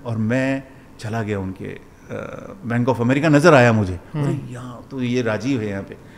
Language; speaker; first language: Hindi; native; Hindi